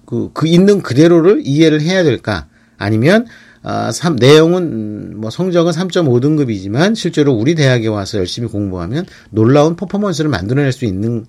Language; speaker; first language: Korean; native; Korean